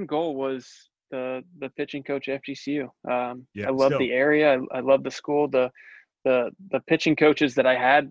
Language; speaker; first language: English; native; English